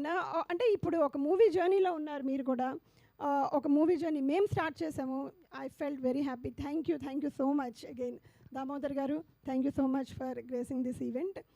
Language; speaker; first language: Telugu; native; Telugu